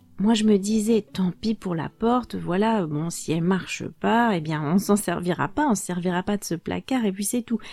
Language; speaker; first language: French; native; French